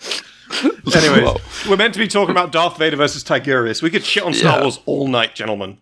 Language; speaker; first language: English; native; English